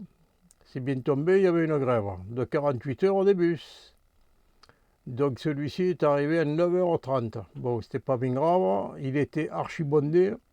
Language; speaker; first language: French; native; French